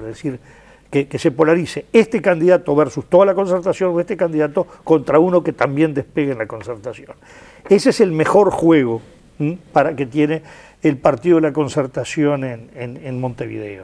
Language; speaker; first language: Spanish; native; Spanish